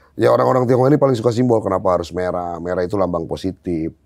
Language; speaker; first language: Indonesian; native; Indonesian